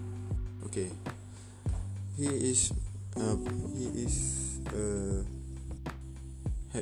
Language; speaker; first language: English; non-native, learner; Malay